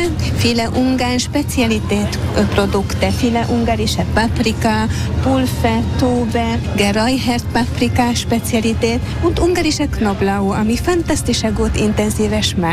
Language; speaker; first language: German; non-native, learner; Hungarian